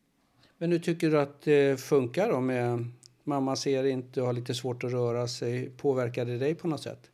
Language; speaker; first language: Swedish; native; Swedish